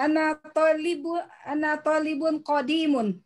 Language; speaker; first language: Arabic; non-native, learner; Indonesian